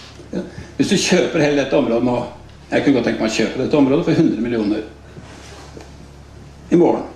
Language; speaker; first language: Norwegian; native; Norwegian